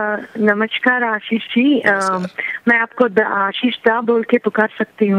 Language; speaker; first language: Hindi; non-native, local second language; Telugu